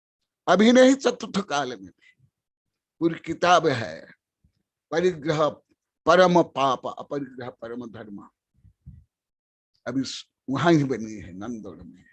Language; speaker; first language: Hindi; native; Hindi